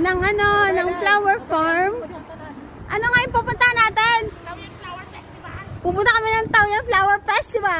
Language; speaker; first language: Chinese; non-native, learner; Filipino